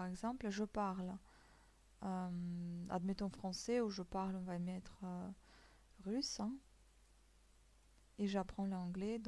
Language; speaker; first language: French; native; French